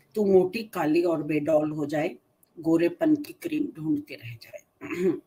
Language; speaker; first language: Hindi; native; Hindi